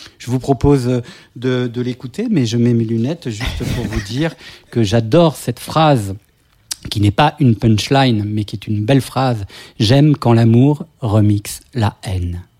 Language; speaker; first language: French; native; French